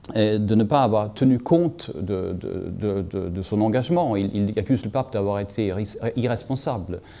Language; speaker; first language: French; non-native, fluent; Swedish